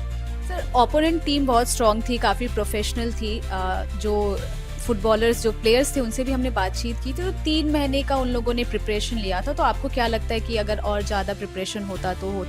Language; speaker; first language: Hindi; native; Hindi